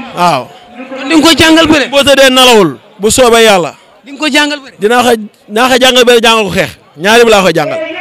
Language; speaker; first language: Wolof; non-native, local second language; Serer